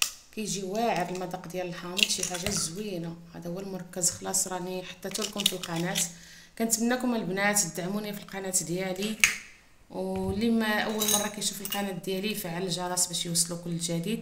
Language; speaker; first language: Arabic; native; Arabic